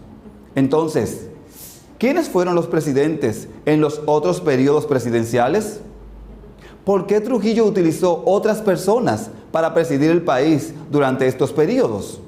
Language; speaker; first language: Spanish; native; Spanish